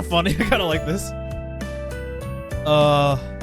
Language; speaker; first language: English; native; English